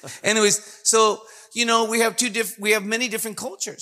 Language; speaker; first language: English; early bilingual, other home language; Spanish